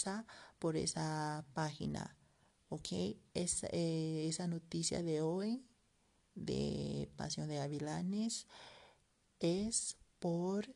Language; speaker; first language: Spanish; non-native, learner; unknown